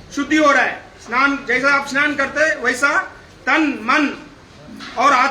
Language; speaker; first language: Hindi; non-native, local second language; Telugu